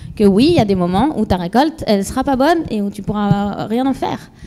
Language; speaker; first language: French; native; French